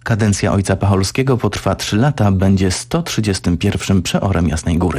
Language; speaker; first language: Polish; native; Polish